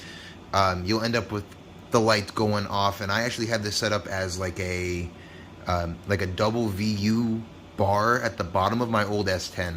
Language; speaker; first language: English; native; English